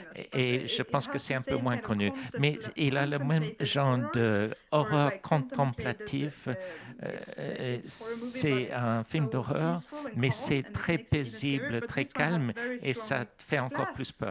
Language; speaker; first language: French; non-native, fluent; Swedish